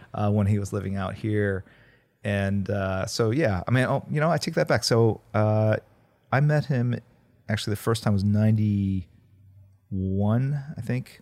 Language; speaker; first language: English; early bilingual, other home language; Korean